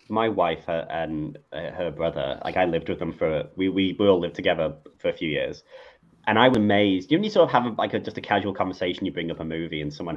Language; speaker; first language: English; native; English